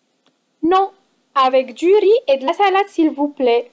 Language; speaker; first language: French; non-native, fluent; English